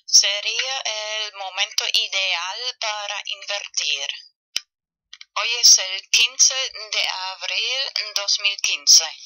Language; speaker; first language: Spanish; non-native, fluent; German